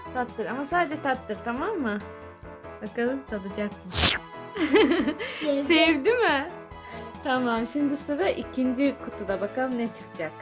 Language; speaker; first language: Turkish; native; Turkish